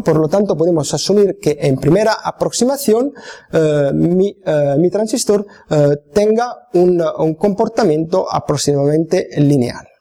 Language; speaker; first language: Spanish; non-native, fluent; Italian